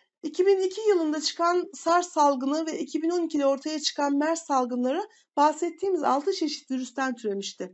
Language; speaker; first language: Turkish; native; Turkish